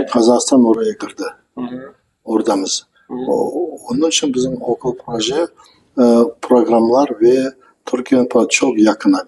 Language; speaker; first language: Turkish; non-native, learner; Kazakh